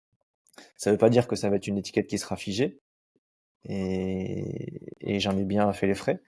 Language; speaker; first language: French; native; French